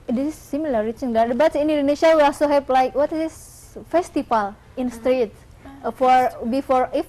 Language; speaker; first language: English; non-native, learner; Indonesian